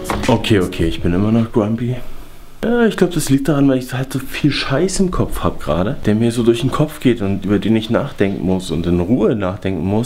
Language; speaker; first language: German; native; German